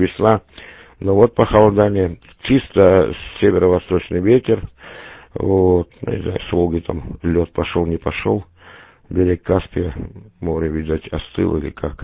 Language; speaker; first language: Russian; native; Russian